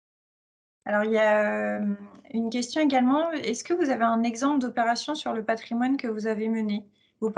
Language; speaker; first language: French; native; French